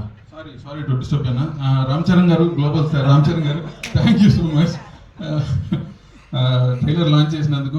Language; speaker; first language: Telugu; native; Telugu